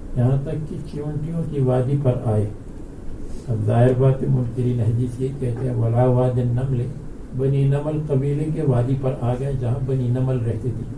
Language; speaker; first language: Urdu; non-native, local second language; Pashto